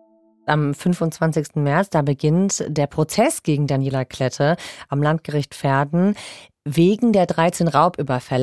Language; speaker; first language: German; native; German